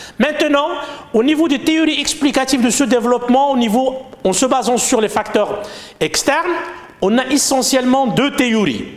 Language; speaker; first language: French; non-native, local second language; Arabic